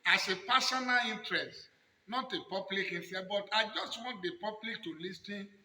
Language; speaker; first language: English; non-native, local second language; Yoruba